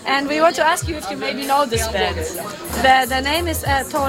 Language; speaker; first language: English; non-native, local second language; German